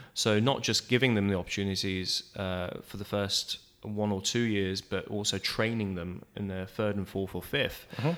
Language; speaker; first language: English; native; English